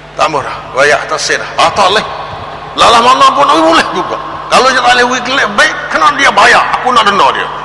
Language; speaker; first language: Malay; native; Malay